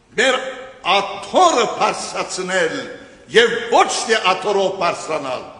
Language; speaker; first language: Armenian; native; Armenian